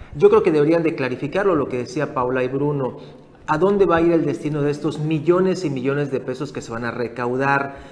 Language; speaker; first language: Spanish; native; Spanish